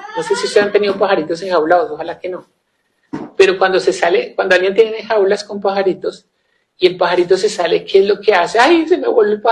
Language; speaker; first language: Spanish; native; Spanish